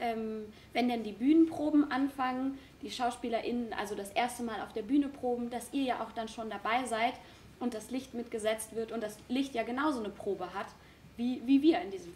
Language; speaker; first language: German; native; German